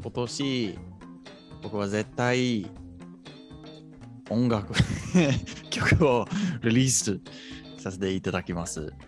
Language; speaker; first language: Japanese; non-native, fluent; English